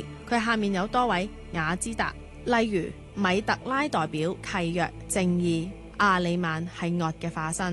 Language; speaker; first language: Chinese; non-native, local second language; Cantonese